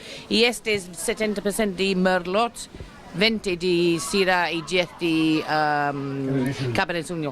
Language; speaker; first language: Spanish; non-native, learner; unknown